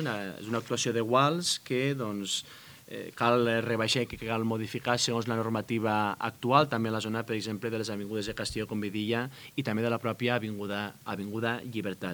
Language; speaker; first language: Catalan; native; Catalan